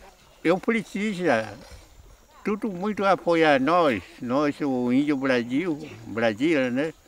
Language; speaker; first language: Portuguese; non-native, local second language; Kayapó